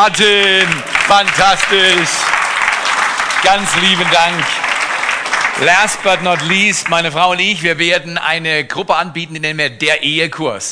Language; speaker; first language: German; native; German